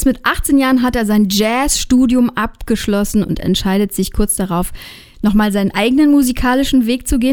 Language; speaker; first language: German; native; German